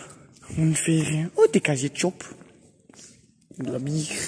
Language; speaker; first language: French; native; French